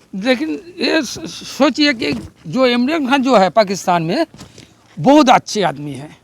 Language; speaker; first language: Hindi; non-native, local second language; Bangla